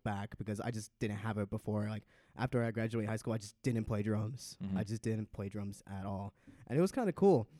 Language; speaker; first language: English; native; English